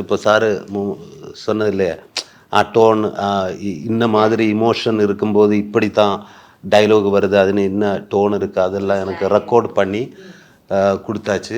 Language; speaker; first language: Tamil; non-native, learner; Malayalam